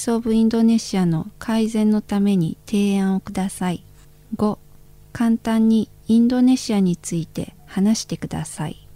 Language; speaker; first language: Japanese; non-native, learner; Indonesian